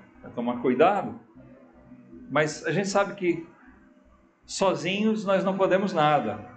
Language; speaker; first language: Portuguese; native; Portuguese